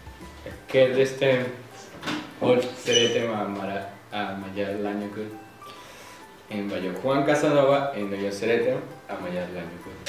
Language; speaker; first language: Hungarian; non-native, learner; Spanish